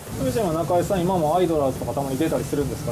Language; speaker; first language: Japanese; native; Japanese